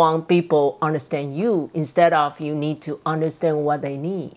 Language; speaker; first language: English; non-native, fluent; Chinese